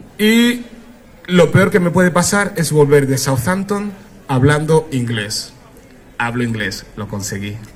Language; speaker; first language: Spanish; early bilingual, other home language; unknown